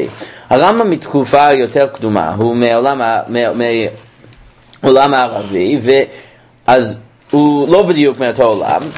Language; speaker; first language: Hebrew; non-native, fluent; English